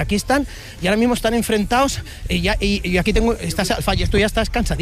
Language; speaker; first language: Spanish; native; Spanish